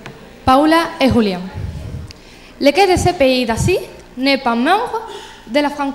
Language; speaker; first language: French; non-native, learner; Spanish